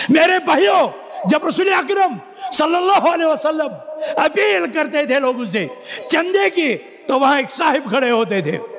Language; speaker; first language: Urdu; non-native, local second language; Kashmiri